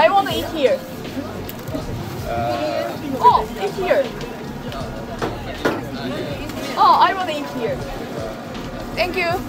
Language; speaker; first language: English; non-native, learner; Korean